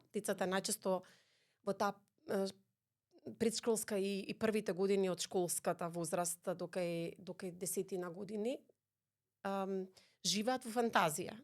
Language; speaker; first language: Macedonian; native; Macedonian